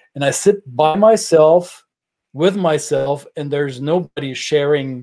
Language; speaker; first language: English; non-native, fluent; German